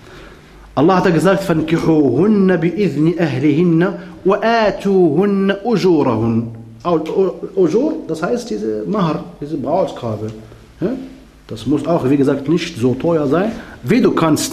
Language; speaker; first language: German; non-native, learner; Arabic